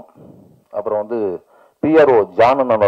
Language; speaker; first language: Tamil; native; Tamil